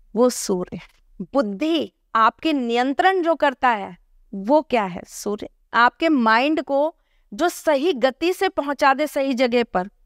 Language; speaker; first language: Hindi; native; Hindi